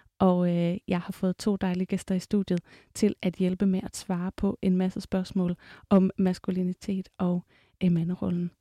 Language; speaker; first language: Danish; native; Danish